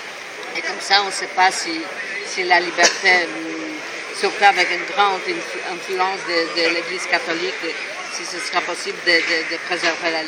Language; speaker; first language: French; non-native, fluent; Polish